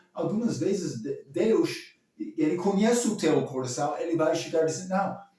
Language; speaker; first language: Portuguese; non-native, learner; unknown